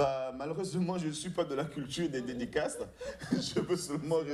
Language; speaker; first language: French; non-native, local second language; Lingala